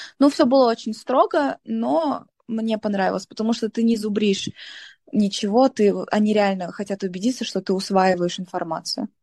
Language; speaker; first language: Russian; non-native, local second language; Tajik